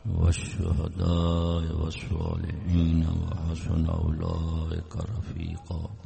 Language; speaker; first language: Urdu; non-native, local second language; Saraiki